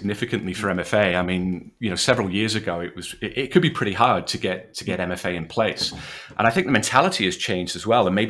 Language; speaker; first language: English; native; English